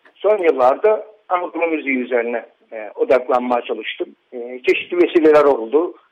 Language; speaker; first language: Turkish; native; Turkish